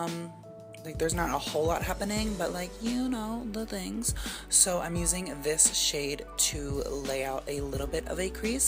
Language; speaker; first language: English; native; English